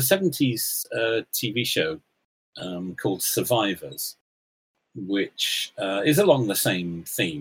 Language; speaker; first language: English; native; English